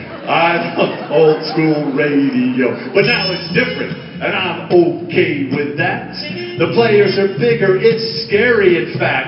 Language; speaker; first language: English; native; English